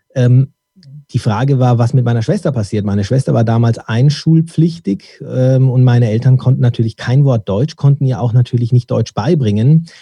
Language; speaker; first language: German; early bilingual, other home language; Turkish